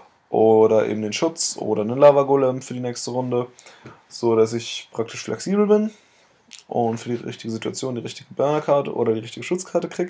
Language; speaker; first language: German; native; German